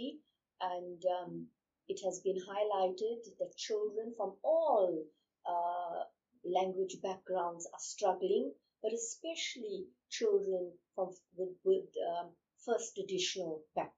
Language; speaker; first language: English; non-native, local second language; Urdu